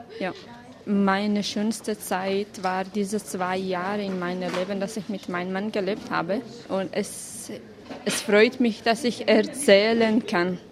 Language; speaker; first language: German; non-native, learner; Kurdish